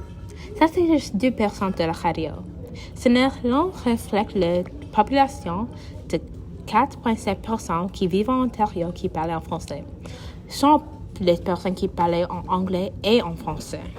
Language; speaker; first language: French; non-native, learner; English